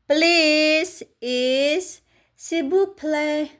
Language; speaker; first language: French; non-native, learner; Filipino